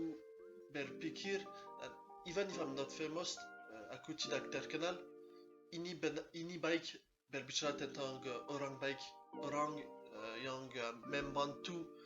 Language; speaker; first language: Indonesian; non-native, learner; French